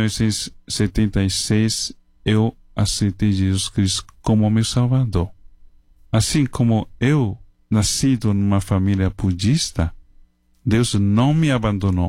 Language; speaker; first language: Portuguese; non-native, fluent; Chinese